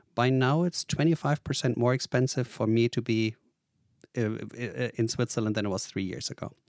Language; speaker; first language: English; non-native, fluent; German